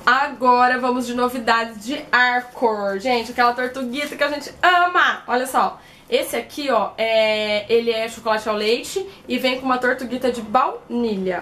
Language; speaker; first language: Portuguese; native; Portuguese